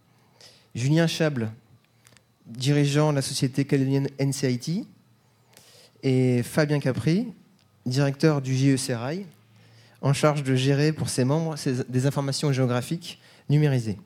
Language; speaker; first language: French; native; French